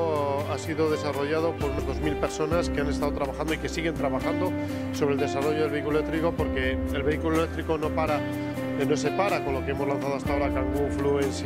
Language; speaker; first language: Spanish; native; Spanish